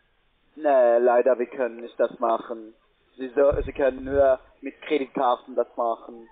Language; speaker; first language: German; non-native, learner; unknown